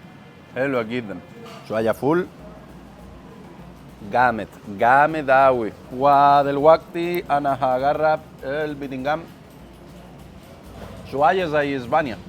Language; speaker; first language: Arabic; non-native, learner; Spanish